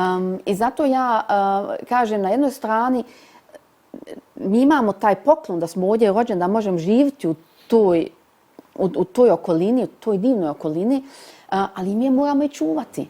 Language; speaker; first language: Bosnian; early bilingual, heritage; Bosnian